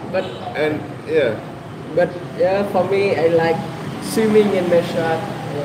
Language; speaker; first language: English; non-native, learner; Vietnamese